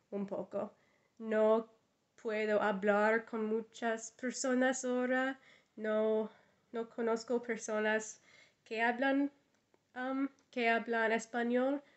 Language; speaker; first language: Spanish; non-native, learner; English